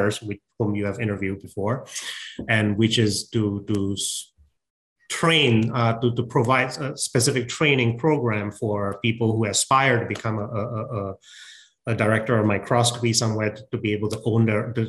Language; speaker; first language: English; non-native, local second language; Min Nan Chinese